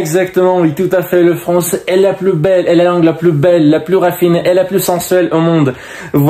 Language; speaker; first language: French; non-native, fluent; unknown